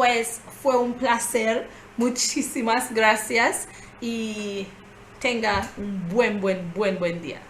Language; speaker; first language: Spanish; non-native, fluent; English